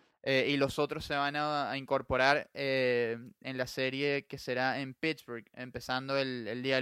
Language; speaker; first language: Spanish; native; Spanish